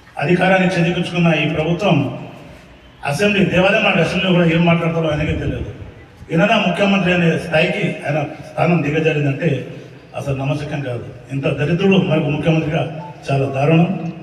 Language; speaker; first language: Telugu; non-native, local second language; Lambadi